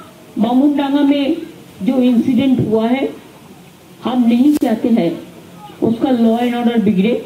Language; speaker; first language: Hindi; non-native, local second language; Bangla